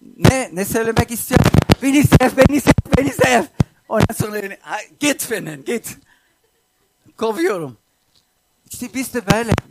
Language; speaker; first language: Turkish; non-native, fluent; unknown